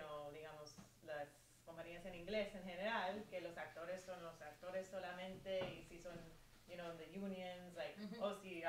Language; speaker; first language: Spanish; early bilingual, heritage; Spanish